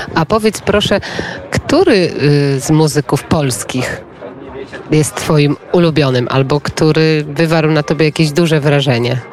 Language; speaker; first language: Polish; native; Polish